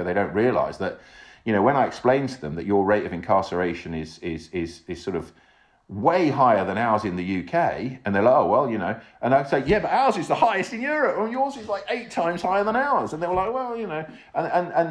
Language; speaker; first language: English; native; English